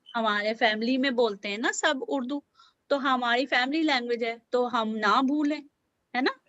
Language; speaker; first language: Urdu; native; Urdu